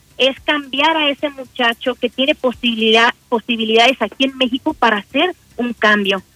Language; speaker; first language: Spanish; native; Spanish